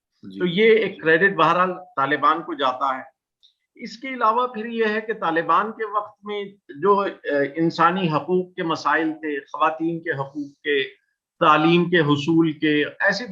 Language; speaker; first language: Urdu; native; Urdu